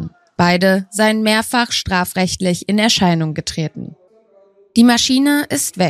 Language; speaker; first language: German; native; German